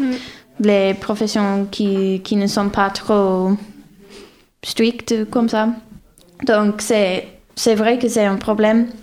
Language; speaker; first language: French; non-native, fluent; English